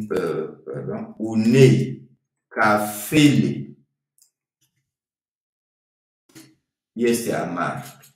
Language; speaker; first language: Romanian; non-native, fluent; French